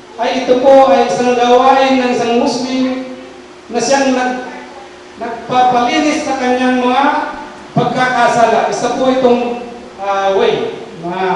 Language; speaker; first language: Filipino; non-native, local second language; Pangasinan